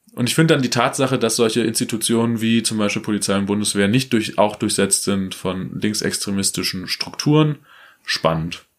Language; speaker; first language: German; native; German